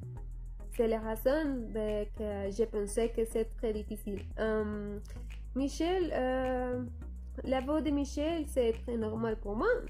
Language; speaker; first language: French; non-native, learner; Spanish